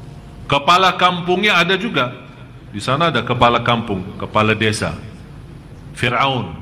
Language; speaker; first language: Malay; non-native, fluent; Arabic